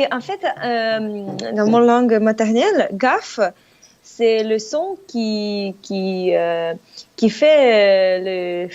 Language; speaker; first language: French; non-native, fluent; Russian